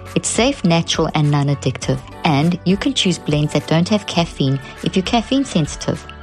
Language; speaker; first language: English; native; English